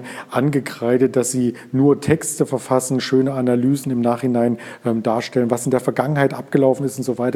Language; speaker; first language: German; native; German